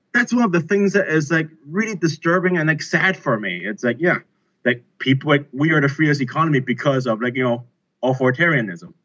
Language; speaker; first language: English; non-native, local second language; Cantonese